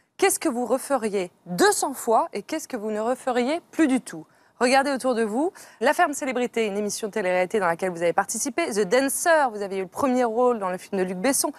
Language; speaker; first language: French; native; French